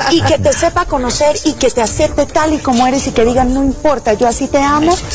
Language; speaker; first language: Spanish; early bilingual, heritage; English